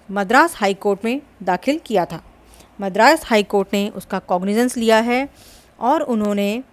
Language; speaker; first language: Hindi; native; Hindi